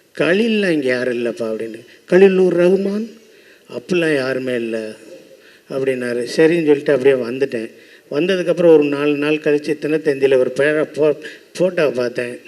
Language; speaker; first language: Tamil; native; Tamil